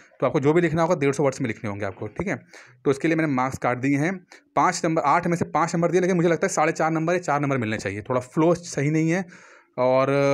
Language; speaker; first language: Hindi; native; Hindi